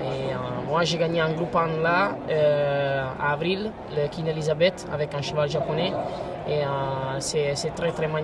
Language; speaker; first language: French; non-native, fluent; Italian